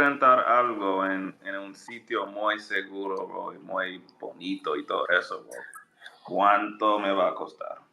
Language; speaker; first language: Spanish; non-native, learner; English